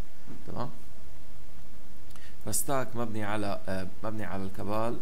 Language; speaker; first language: Arabic; native; Arabic